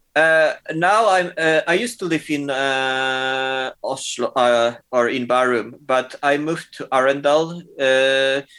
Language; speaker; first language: English; non-native, fluent; Polish